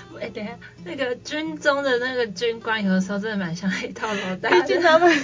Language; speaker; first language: Chinese; native; Chinese